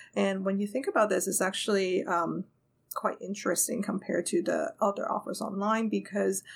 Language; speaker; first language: English; non-native, local second language; Cantonese